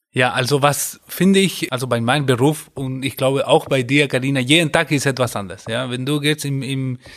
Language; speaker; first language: German; non-native, fluent; Spanish